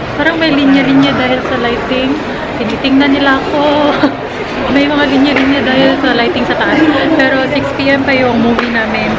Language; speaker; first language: Filipino; non-native, local second language; Cebuano